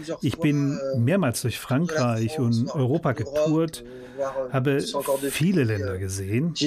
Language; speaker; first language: German; non-native, fluent; French